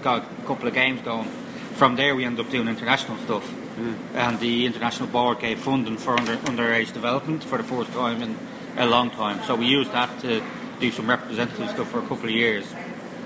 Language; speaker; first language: English; native; English